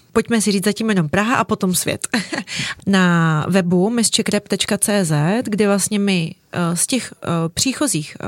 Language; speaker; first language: Czech; early bilingual, other home language; Russian